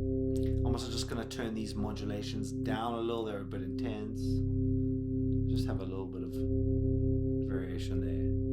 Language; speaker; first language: English; native; English